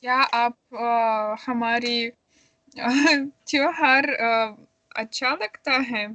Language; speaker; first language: Hindi; non-native, learner; Russian